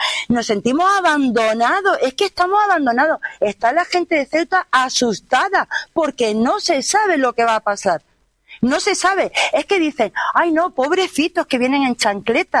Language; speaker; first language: Spanish; native; Spanish